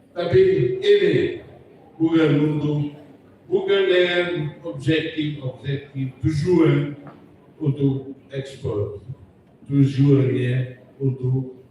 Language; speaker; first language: Indonesian; non-native, fluent; German